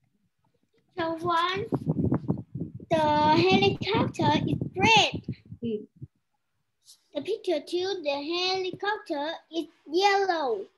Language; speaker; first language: English; non-native, learner; Vietnamese